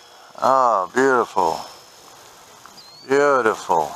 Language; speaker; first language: English; native; English